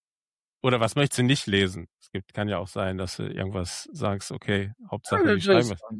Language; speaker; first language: German; native; German